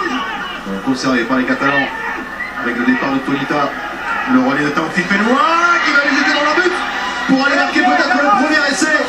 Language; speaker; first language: French; native; French